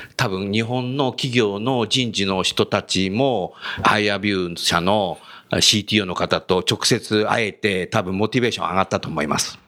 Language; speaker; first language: Japanese; native; Japanese